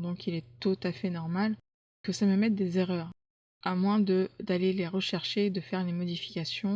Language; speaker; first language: French; native; French